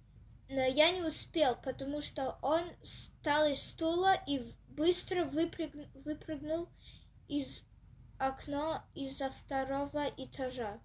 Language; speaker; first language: Russian; early bilingual, heritage; Russian